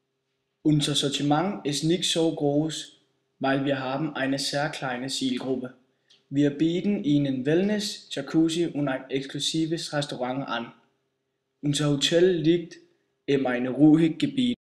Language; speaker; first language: German; non-native, learner; Danish